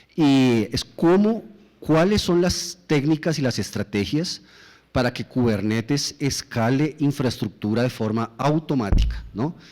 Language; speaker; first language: Spanish; native; Spanish